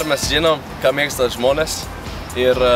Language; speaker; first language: Lithuanian; non-native, learner; Swedish